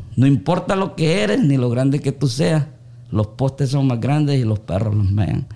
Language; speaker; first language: Spanish; native; Spanish